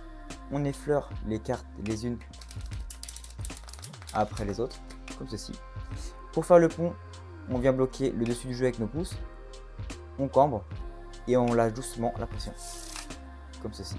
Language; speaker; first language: French; native; French